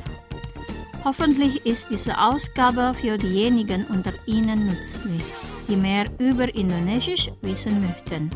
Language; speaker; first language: German; non-native, fluent; Indonesian